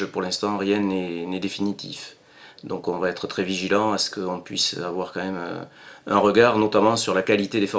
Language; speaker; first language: French; native; French